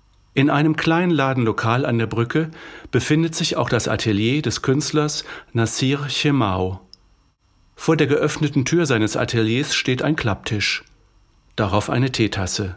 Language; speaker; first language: German; native; German